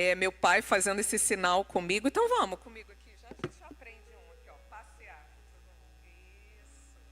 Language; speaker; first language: Portuguese; non-native, local second language; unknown